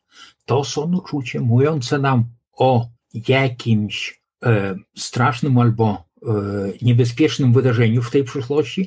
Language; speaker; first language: Polish; non-native, local second language; Lithuanian